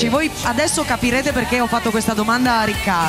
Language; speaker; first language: Italian; native; Italian